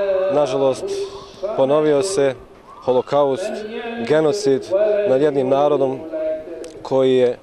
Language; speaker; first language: Croatian; native; Croatian